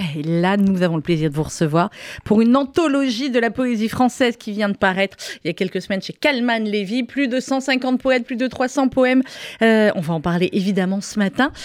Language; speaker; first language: French; native; French